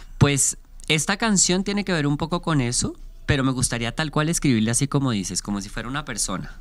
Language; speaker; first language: Spanish; native; Spanish